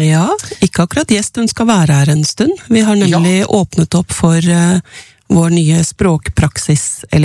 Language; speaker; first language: Norwegian; native; Norwegian